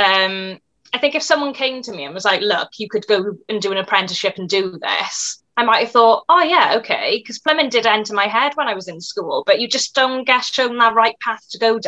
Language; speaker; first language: English; native; English